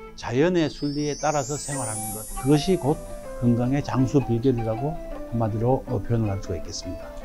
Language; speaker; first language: Korean; native; Korean